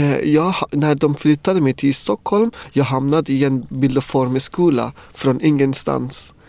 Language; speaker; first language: Swedish; non-native, fluent; Persian